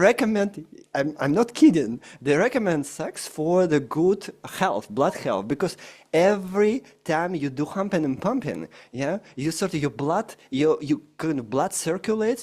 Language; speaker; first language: English; non-native, fluent; Russian